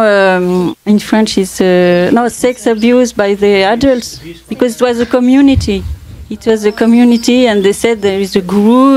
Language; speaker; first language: English; non-native, fluent; French